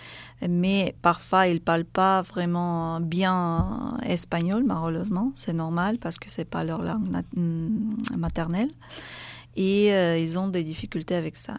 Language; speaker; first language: French; non-native, fluent; Russian